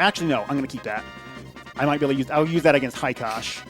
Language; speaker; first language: English; native; English